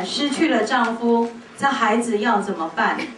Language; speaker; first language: Chinese; native; Chinese